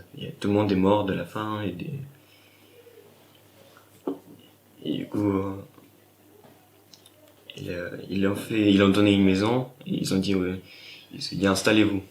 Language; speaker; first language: French; non-native, fluent; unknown